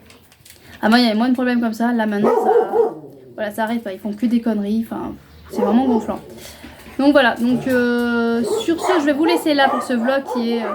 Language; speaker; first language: French; native; French